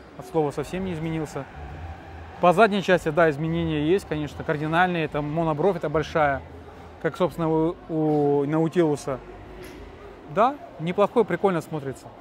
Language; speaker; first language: Russian; native; Russian